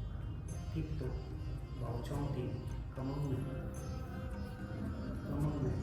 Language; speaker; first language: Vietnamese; non-native, learner; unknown